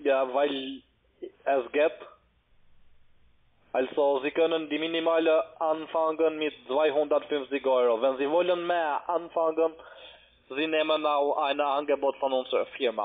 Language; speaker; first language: German; non-native, learner; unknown